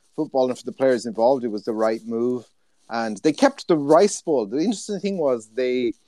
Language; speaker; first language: English; native; English